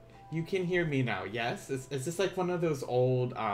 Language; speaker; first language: English; native; English